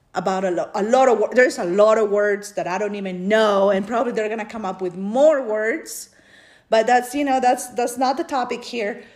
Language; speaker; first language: English; non-native, fluent; Spanish